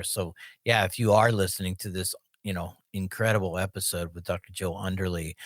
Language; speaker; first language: English; native; English